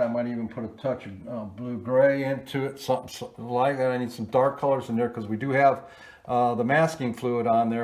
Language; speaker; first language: English; native; English